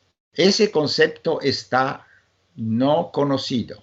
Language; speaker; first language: Spanish; non-native, fluent; Polish